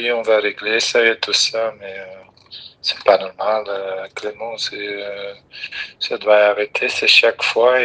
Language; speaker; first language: French; non-native, local second language; Dutch